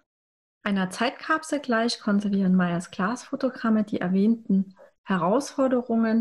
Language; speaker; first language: German; native; German